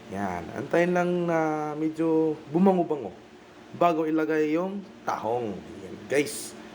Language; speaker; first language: Filipino; non-native, local second language; Bikol